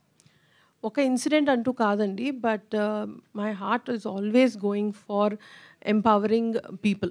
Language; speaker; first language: Telugu; native; Telugu